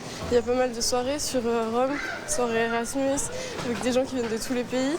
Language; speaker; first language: French; native; French